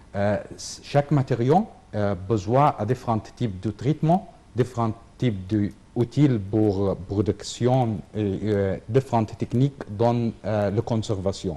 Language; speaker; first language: French; non-native, learner; Arabic